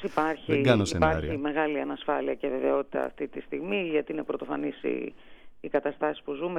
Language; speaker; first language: Greek; native; Greek